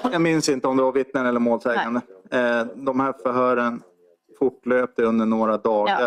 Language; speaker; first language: Swedish; native; Swedish